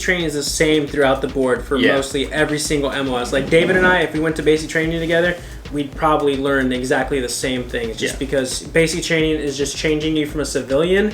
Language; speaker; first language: English; native; English